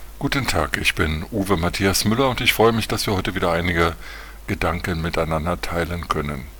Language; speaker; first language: German; native; German